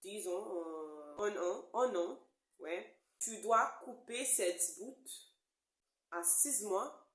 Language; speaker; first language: French; non-native, learner; English